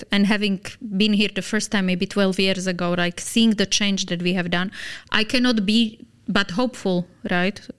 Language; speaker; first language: English; non-native, fluent; Slovak